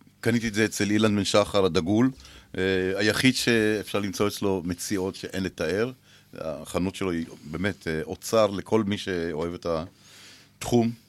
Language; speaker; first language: Hebrew; native; Hebrew